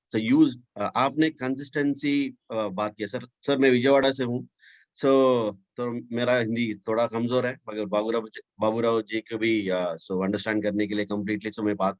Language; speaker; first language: Hindi; non-native, local second language; Telugu